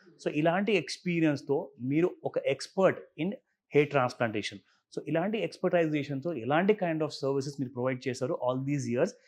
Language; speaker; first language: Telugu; native; Telugu